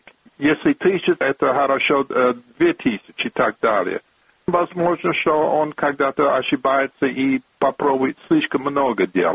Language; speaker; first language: Russian; non-native, fluent; English